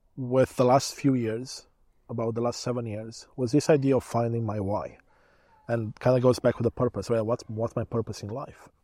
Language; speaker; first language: English; early bilingual, other home language; Romanian